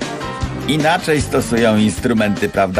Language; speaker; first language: Polish; native; Polish